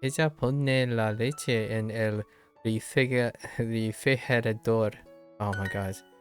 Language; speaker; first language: Spanish; non-native, learner; English